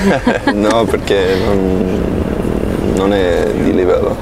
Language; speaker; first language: Italian; non-native, fluent; English